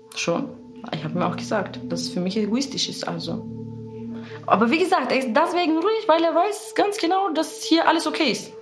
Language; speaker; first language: German; non-native, fluent; Bulgarian